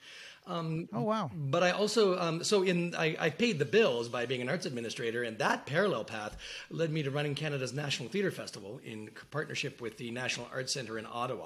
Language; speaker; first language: English; native; English